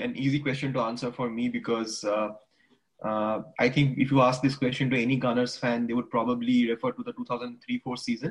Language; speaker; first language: English; non-native, local second language; Bangla